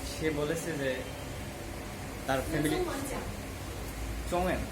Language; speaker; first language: Chinese; non-native, learner; Bangla